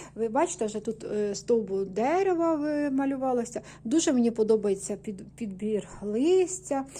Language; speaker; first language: Ukrainian; non-native, local second language; Russian